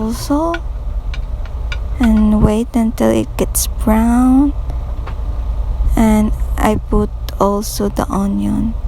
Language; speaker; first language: English; non-native, local second language; Filipino